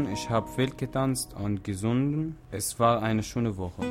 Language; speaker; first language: German; early bilingual, other home language; Arabic